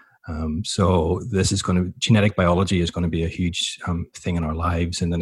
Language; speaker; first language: English; native; English